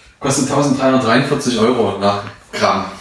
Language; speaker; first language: German; native; German